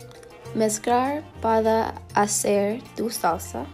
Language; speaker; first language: Spanish; non-native, learner; English